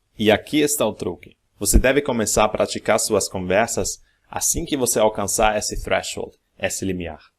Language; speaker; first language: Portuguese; non-native, fluent; German